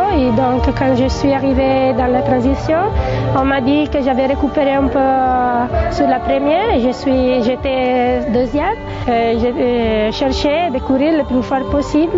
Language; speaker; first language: French; non-native, learner; Italian